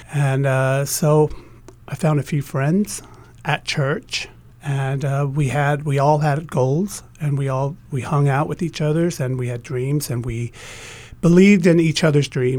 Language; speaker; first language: English; native; English